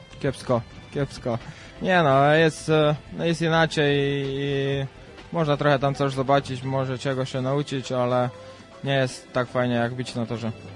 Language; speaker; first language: Polish; non-native, fluent; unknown